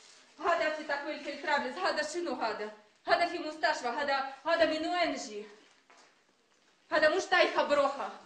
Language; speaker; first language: Arabic; non-native, learner; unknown